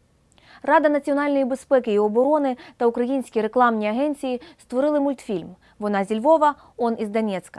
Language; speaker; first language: Ukrainian; native; Ukrainian